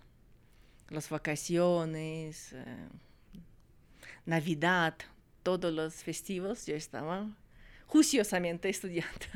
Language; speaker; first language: Spanish; non-native, fluent; Russian